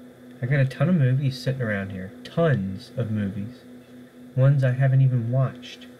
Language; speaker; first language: English; native; English